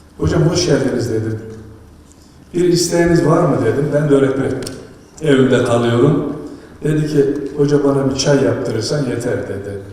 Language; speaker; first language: Turkish; native; Turkish